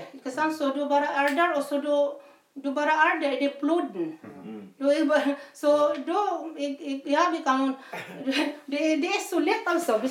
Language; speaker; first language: Swedish; non-native, learner; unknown